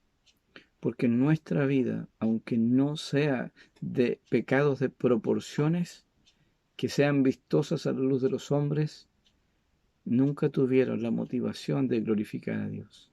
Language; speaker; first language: Spanish; native; Spanish